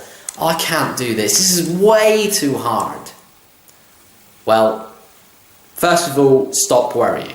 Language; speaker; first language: English; native; English